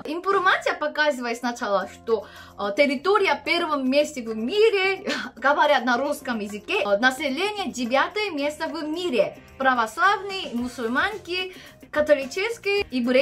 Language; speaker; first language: Russian; non-native, learner; Korean